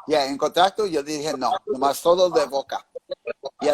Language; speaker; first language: Spanish; early bilingual, heritage; English